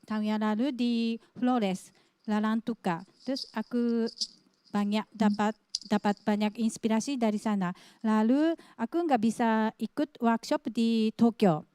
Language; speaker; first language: Indonesian; non-native, fluent; Japanese